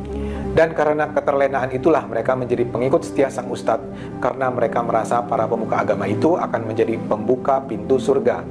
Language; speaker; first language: Indonesian; native; Indonesian